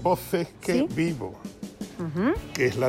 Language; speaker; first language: Spanish; native; Spanish